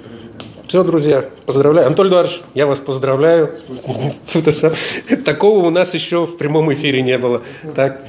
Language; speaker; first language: Russian; native; Russian